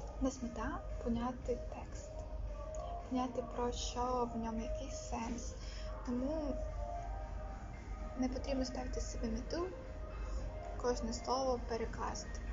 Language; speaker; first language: Ukrainian; non-native, local second language; Russian